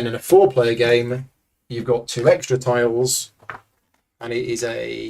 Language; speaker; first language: English; native; English